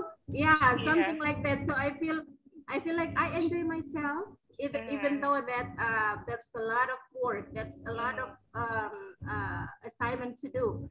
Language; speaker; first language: English; non-native, fluent; Indonesian